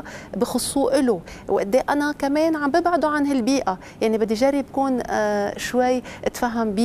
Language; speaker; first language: Arabic; native; Arabic